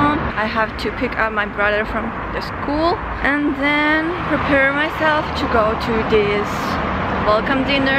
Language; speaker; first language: English; non-native, fluent; Chinese